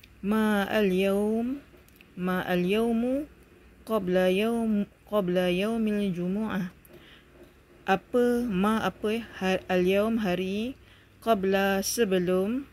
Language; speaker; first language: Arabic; non-native, learner; Malay